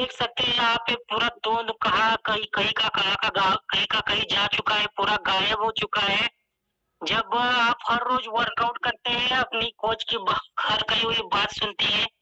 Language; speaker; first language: Hindi; non-native, local second language; Marathi